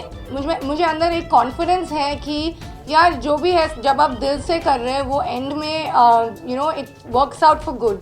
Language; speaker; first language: Hindi; non-native, local second language; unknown